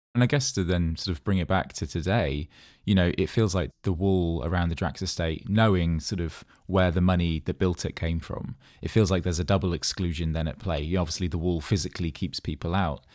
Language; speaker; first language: English; native; English